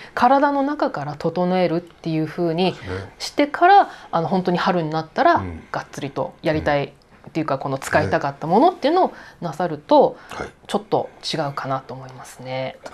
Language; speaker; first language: Japanese; native; Japanese